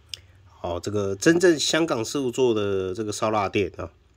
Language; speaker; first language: Chinese; native; Chinese